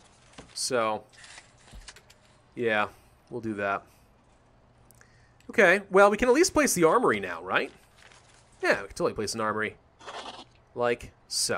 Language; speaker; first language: English; native; English